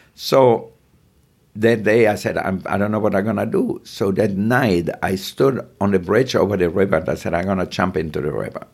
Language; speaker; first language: English; non-native, fluent; German